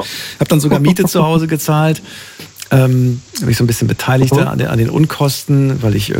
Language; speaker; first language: German; native; German